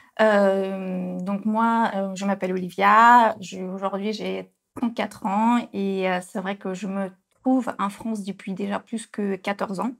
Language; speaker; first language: French; non-native, fluent; Russian